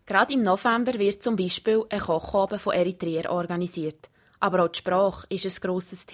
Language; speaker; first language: German; native; German